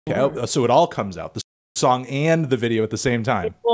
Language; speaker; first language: English; native; English